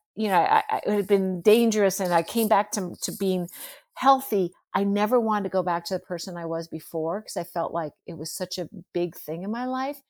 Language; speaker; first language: English; native; English